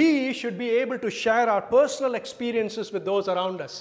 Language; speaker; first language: English; non-native, local second language; Tamil